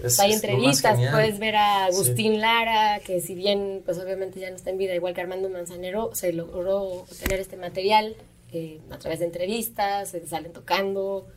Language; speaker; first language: Spanish; native; Spanish